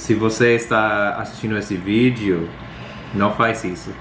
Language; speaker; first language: Portuguese; non-native, learner; English